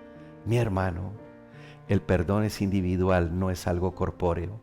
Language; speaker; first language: Spanish; native; Spanish